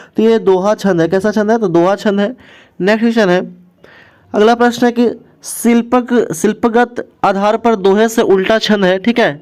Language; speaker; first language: Hindi; native; Hindi